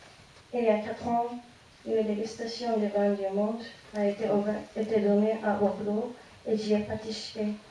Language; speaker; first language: French; non-native, fluent; Japanese